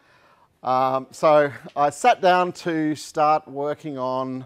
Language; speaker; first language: English; native; English